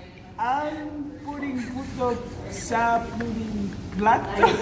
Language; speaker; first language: Filipino; non-native, learner; English